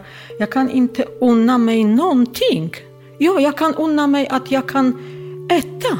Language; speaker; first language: Swedish; non-native, fluent; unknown